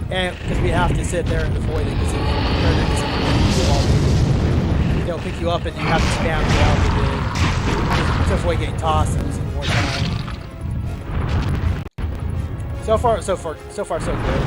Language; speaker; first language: English; native; English